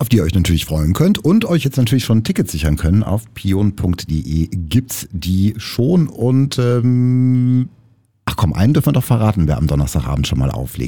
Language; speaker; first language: German; native; German